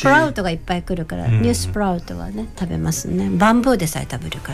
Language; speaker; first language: Japanese; native; Japanese